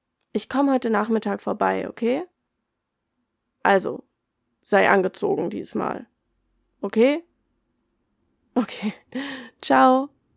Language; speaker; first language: German; early bilingual, other home language; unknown